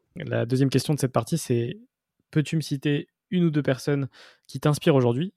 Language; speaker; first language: French; native; French